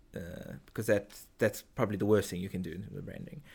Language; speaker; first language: English; native; English